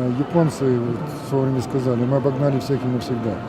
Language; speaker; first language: Russian; native; Russian